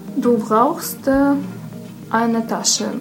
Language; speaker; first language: German; non-native, learner; Russian